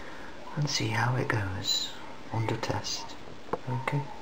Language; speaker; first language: English; native; English